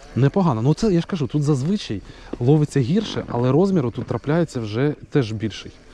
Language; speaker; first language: Ukrainian; native; Ukrainian